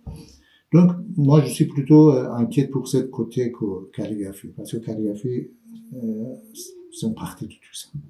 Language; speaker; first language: French; non-native, fluent; Persian